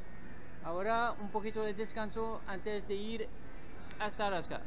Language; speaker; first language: Spanish; non-native, learner; French